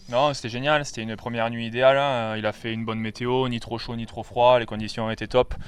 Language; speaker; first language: French; native; French